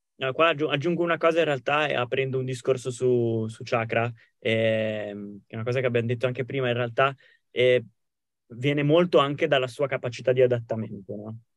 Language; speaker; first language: Italian; native; Italian